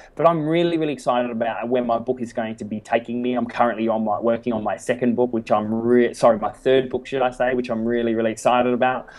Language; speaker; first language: English; native; English